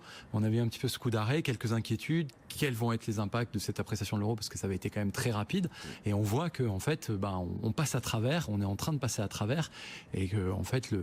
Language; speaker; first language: French; native; French